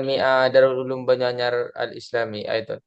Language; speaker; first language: Arabic; non-native, learner; Madurese